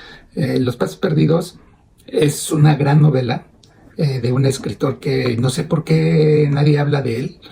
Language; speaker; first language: Spanish; native; Spanish